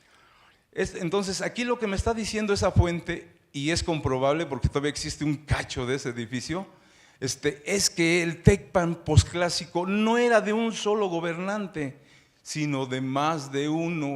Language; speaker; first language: Spanish; native; Spanish